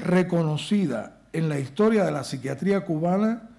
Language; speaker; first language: Spanish; native; Spanish